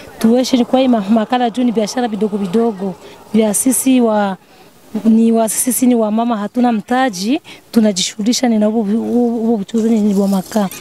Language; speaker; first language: Swahili; native; Swahili